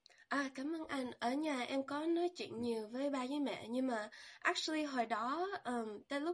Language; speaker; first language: Vietnamese; early bilingual, heritage; Vietnamese